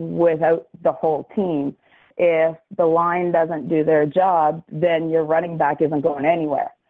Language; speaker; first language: English; native; English